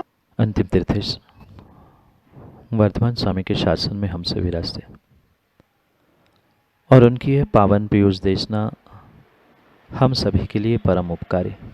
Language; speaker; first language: Hindi; native; Hindi